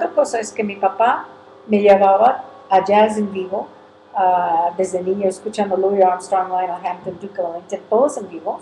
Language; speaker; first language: Spanish; early bilingual, heritage; English